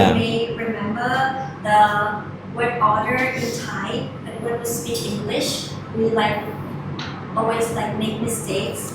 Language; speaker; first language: English; non-native, learner; Malay